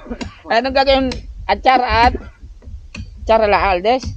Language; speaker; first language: Filipino; native; Filipino